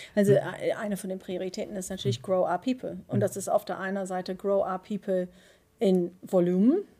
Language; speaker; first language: German; non-native, fluent; Dutch